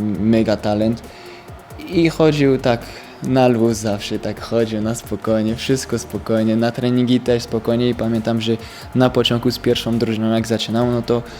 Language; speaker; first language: Polish; early bilingual, heritage; French